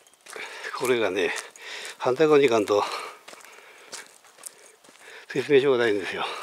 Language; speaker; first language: Japanese; native; Japanese